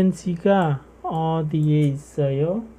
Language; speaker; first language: Korean; non-native, fluent; Khmer